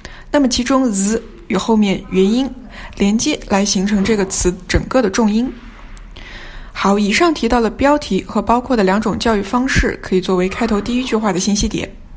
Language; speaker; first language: Chinese; native; Chinese